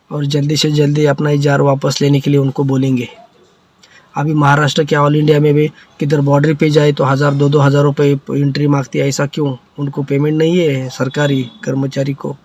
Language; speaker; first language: Hindi; non-native, local second language; Marathi